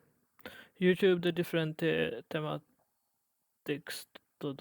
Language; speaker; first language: Spanish; non-native, learner; English